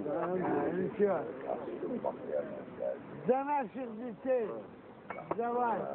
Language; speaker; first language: Russian; non-native, local second language; Azerbaijani